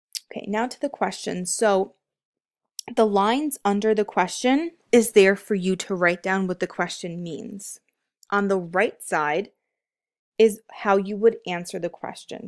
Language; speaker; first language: English; native; English